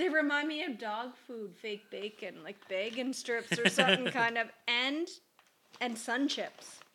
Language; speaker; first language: English; native; English